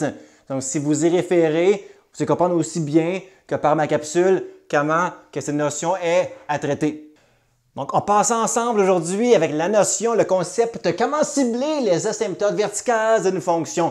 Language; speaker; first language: French; native; French